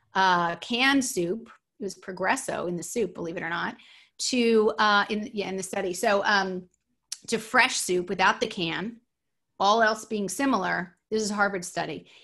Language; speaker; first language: English; native; English